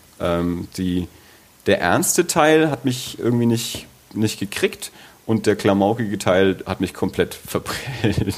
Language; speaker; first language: German; native; German